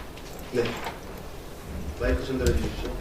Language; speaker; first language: Korean; native; Korean